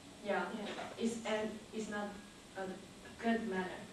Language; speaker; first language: English; non-native, learner; Chinese